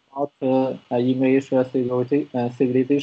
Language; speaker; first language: English; non-native, learner; Chinese